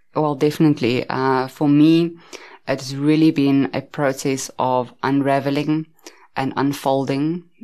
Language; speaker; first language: English; native; English